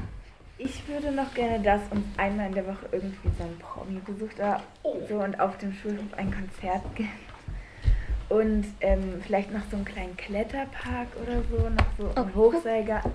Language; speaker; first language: German; native; German